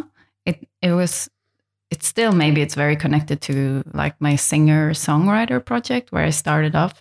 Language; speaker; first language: English; non-native, fluent; Norwegian